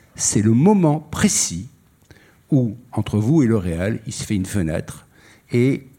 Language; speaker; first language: French; native; French